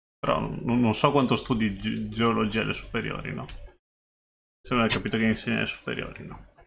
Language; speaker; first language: Italian; native; Italian